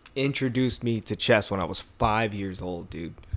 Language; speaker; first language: English; native; English